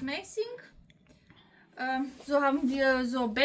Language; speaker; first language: German; non-native, local second language; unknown